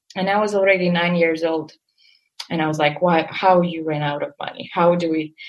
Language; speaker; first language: English; non-native, fluent; Russian